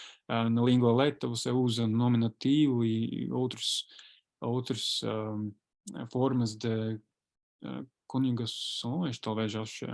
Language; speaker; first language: Portuguese; non-native, fluent; Latvian